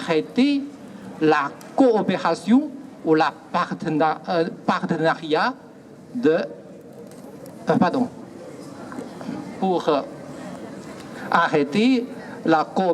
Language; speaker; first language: French; non-native, fluent; Chinese